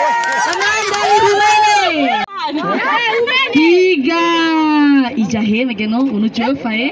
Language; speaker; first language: Indonesian; non-native, local second language; Nias